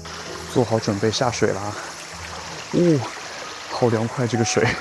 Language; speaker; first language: Chinese; native; Chinese